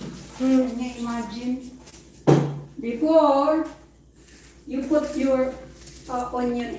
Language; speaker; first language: English; non-native, learner; Filipino